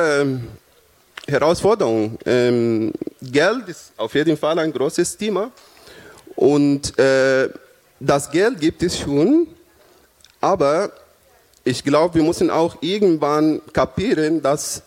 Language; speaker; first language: German; non-native, fluent; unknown